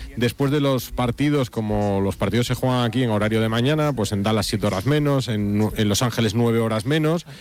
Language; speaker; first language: Spanish; native; Spanish